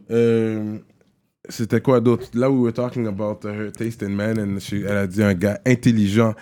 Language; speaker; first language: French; native; French